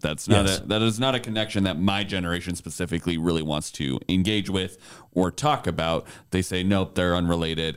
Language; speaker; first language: English; native; English